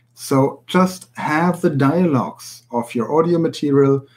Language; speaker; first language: English; non-native, fluent; German